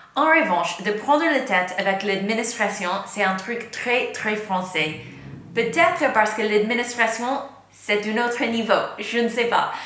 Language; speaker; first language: French; non-native, fluent; English